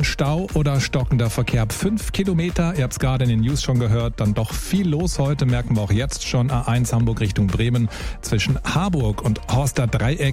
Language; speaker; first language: German; native; German